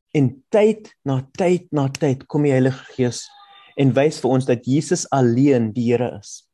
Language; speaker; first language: Afrikaans; non-native, local second language; German